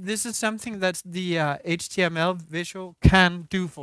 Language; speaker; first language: English; non-native, fluent; Danish